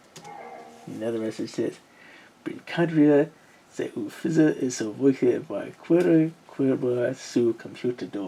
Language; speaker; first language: Portuguese; non-native, learner; English